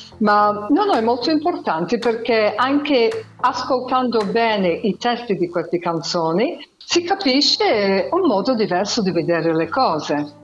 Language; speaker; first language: Italian; non-native, fluent; English